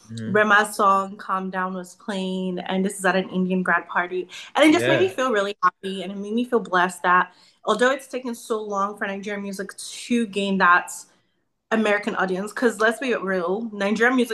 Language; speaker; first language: English; native; English